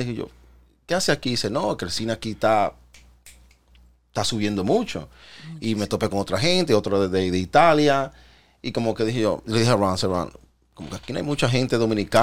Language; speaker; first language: Spanish; early bilingual, heritage; Spanish